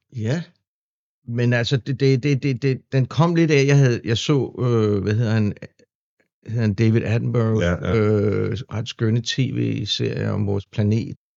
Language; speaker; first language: Danish; native; Danish